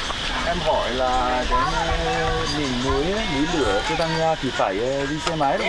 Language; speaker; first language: Vietnamese; non-native, fluent; Korean